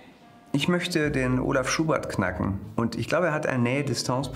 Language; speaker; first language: German; native; German